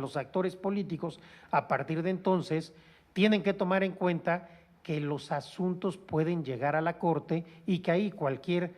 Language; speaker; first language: Spanish; native; Spanish